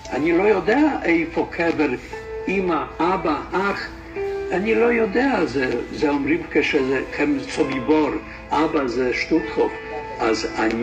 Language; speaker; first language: Hebrew; non-native, learner; Polish